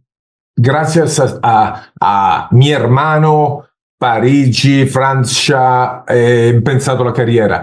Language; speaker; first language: Spanish; non-native, learner; Italian